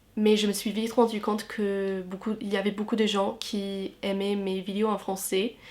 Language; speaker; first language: French; non-native, fluent; English